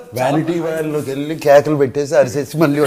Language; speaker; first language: Telugu; native; Telugu